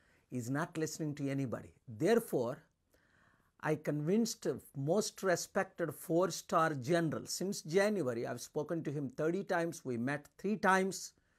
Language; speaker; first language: English; non-native, local second language; Telugu